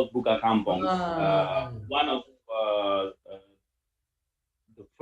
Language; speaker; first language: English; non-native, learner; Indonesian